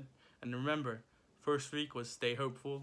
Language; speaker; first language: English; native; English